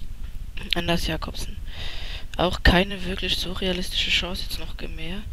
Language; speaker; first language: German; native; German